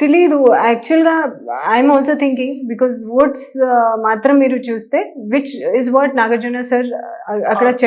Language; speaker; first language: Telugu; non-native, learner; Hindi